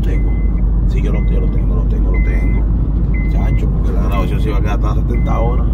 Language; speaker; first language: Spanish; native; Spanish